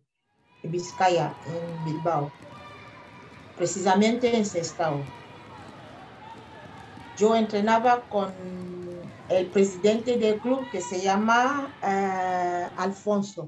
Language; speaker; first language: Spanish; non-native, fluent; French